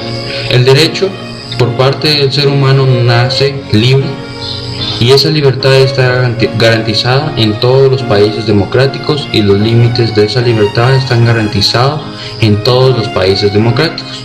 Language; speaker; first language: Spanish; native; Spanish